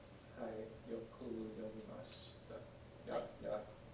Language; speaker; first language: Japanese; non-native, learner; English